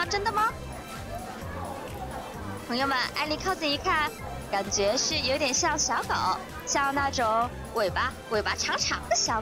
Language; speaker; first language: Chinese; native; Chinese